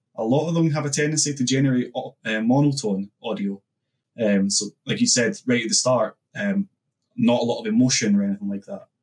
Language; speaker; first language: English; native; English